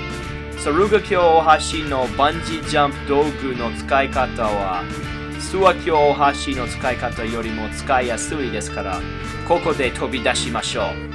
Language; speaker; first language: Japanese; non-native, learner; English